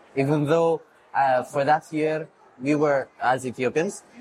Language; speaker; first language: English; non-native, fluent; Amharic